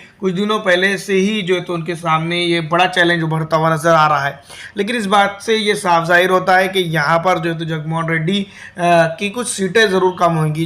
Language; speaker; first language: Hindi; native; Hindi